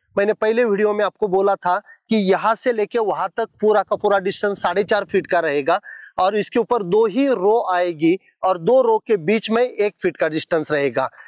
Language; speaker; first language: Hindi; non-native, local second language; Marathi